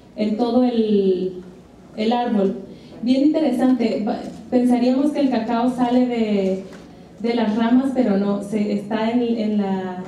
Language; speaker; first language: Spanish; native; Spanish